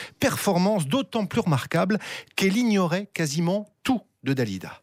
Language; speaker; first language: French; native; French